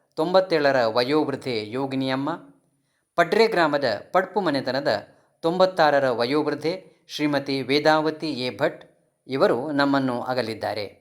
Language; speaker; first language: Kannada; non-native, local second language; Marathi